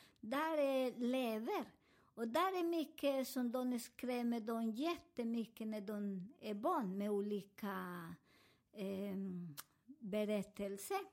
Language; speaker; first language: Swedish; non-native, fluent; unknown